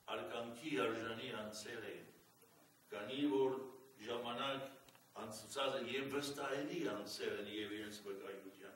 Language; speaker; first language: Armenian; early bilingual, heritage; Armenian